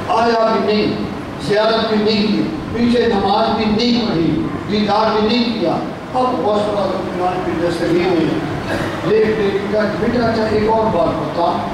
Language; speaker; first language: Urdu; non-native, local second language; Punjabi